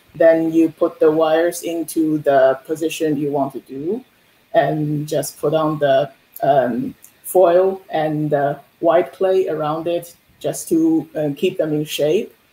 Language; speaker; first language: English; non-native, fluent; Chinese